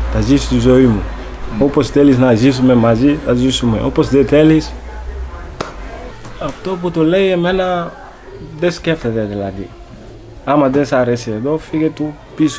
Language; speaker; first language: Greek; non-native, learner; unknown